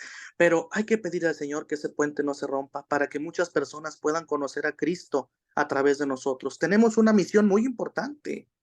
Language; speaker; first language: Spanish; native; Spanish